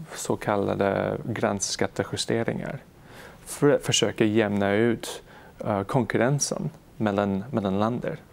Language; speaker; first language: Swedish; non-native, fluent; English